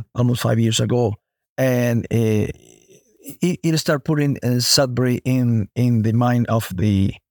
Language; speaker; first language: English; non-native, fluent; Spanish